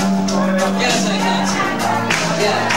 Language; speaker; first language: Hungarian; non-native, learner; Italian